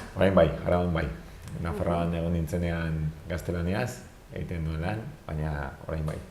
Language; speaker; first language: Basque; non-native, local second language; Spanish